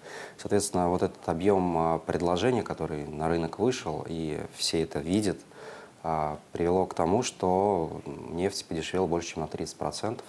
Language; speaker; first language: Russian; native; Russian